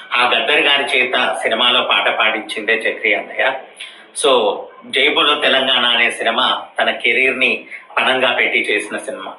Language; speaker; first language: Telugu; native; Telugu